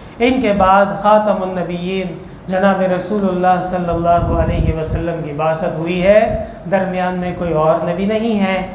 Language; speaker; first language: Urdu; non-native, local second language; Pashto